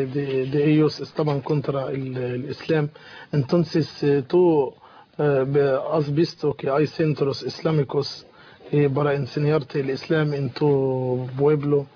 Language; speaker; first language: Spanish; non-native, fluent; Arabic